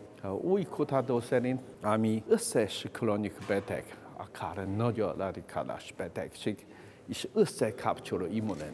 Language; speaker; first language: Hungarian; non-native, learner; Chinese